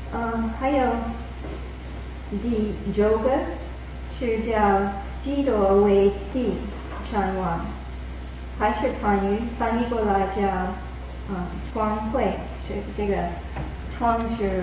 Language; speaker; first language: Chinese; non-native, fluent; English